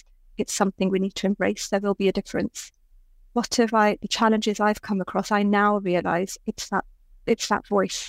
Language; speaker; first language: English; native; English